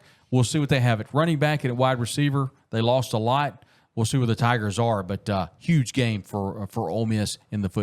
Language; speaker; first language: English; native; English